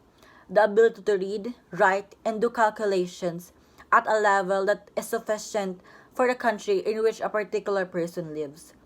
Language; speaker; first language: English; non-native, local second language; Filipino